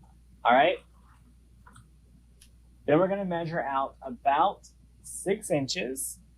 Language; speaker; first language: English; native; English